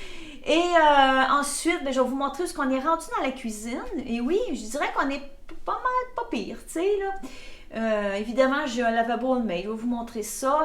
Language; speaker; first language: French; native; French